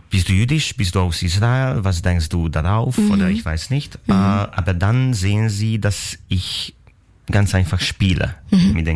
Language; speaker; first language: German; non-native, fluent; Hungarian